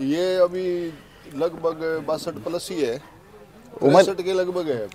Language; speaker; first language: Hindi; native; Hindi